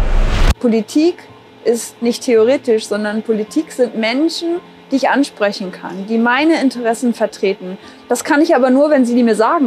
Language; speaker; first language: German; native; German